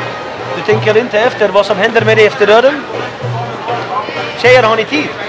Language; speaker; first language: Swedish; non-native, fluent; Arabic